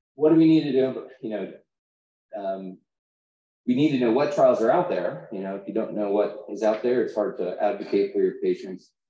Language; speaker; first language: English; native; English